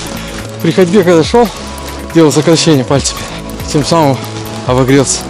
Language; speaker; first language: Russian; native; Russian